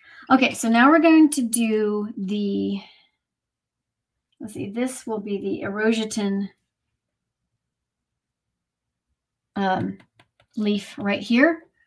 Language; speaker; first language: English; native; English